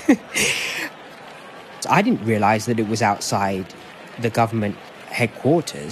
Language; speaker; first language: English; native; English